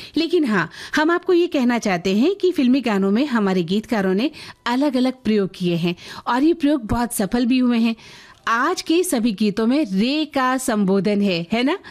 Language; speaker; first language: Hindi; native; Hindi